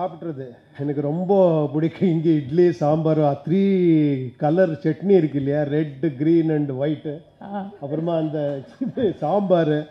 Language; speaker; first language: Tamil; non-native, local second language; Kannada